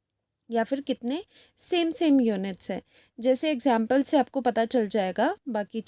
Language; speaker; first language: Hindi; native; Hindi